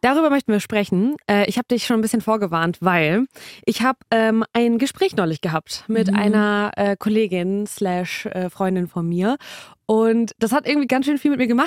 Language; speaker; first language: German; early bilingual, other home language; Russian